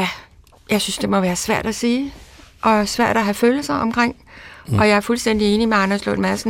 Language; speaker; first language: Danish; native; Danish